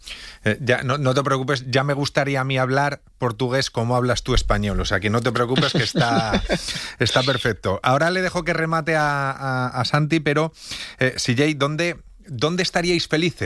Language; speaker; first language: Spanish; native; Spanish